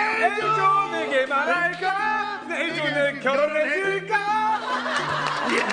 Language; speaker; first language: Korean; native; Korean